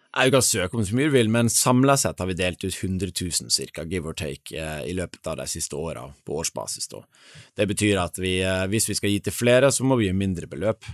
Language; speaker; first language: Norwegian; native; Norwegian